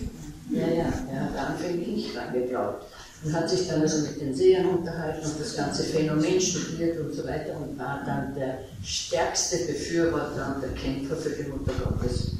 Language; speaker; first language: German; native; German